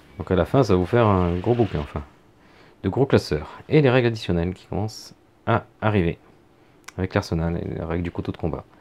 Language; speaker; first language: French; native; French